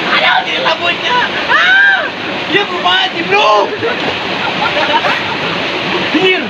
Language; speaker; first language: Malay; non-native, local second language; Sundanese